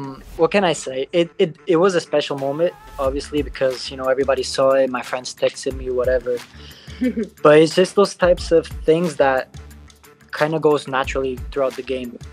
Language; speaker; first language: English; non-native, fluent; Portuguese